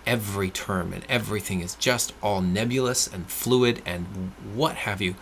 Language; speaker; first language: English; non-native, fluent; French